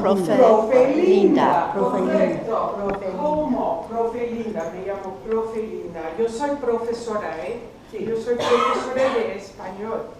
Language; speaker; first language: Spanish; non-native, fluent; English